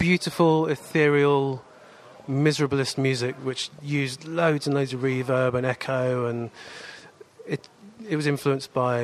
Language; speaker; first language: English; native; English